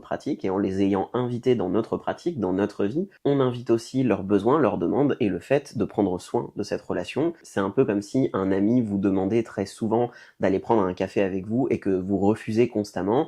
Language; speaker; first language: French; native; French